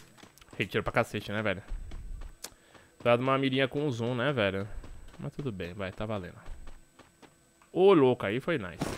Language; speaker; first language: Portuguese; native; Portuguese